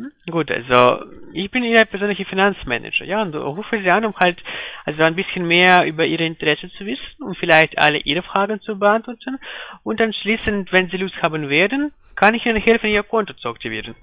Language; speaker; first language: German; non-native, fluent; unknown